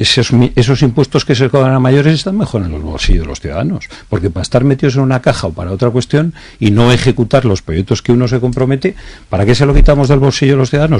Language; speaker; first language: Spanish; native; Spanish